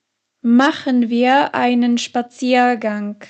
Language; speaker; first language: German; non-native, fluent; Slovak